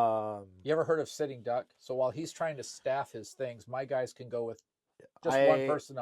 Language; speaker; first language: English; native; English